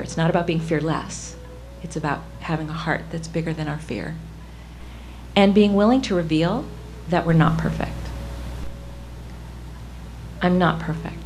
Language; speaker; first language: English; native; English